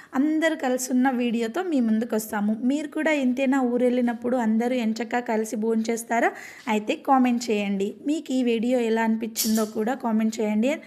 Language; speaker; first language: Telugu; native; Telugu